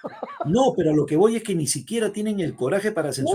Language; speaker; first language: Spanish; native; Spanish